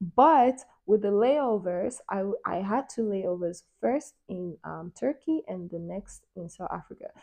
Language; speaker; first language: English; non-native, local second language; Yoruba